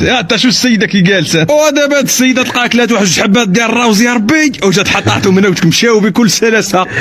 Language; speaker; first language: Arabic; native; Arabic